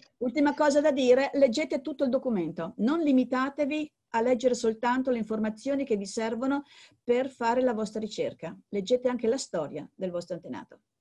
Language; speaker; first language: Italian; native; Italian